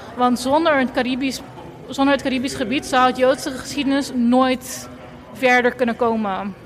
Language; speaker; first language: Dutch; non-native, local second language; Papiamento